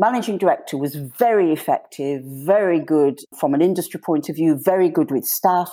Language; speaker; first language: English; native; English